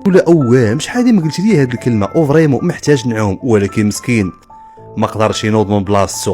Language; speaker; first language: Arabic; native; Arabic